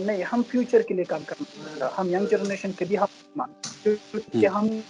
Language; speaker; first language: Hindi; non-native, fluent; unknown